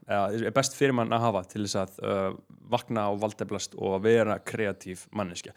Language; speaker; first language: Icelandic; native; Icelandic